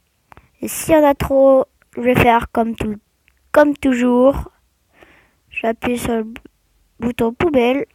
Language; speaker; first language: French; native; French